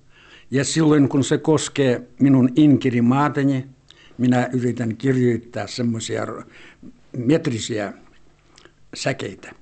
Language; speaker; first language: Finnish; early bilingual, heritage; Finnish